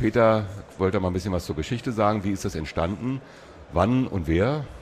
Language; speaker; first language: German; native; German